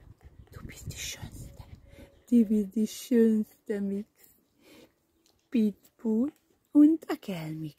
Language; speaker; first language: German; non-native, learner; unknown